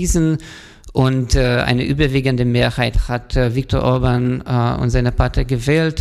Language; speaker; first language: German; non-native, fluent; Hungarian